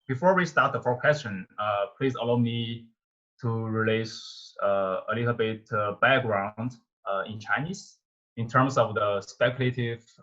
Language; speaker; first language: English; non-native, fluent; Chinese